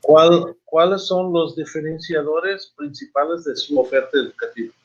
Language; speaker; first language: Spanish; non-native, fluent; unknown